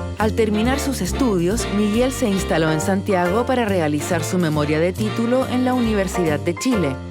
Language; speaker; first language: Spanish; native; Spanish